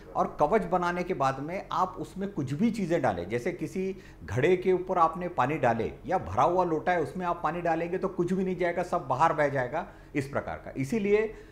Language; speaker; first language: Hindi; non-native, local second language; Marathi